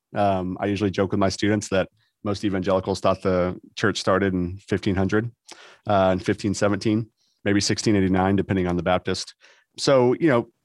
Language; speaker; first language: English; native; English